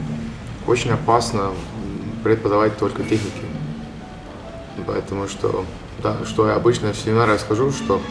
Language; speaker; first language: Russian; non-native, learner; Estonian